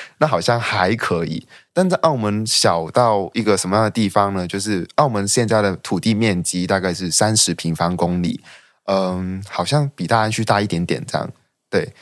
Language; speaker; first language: Chinese; non-native, local second language; Cantonese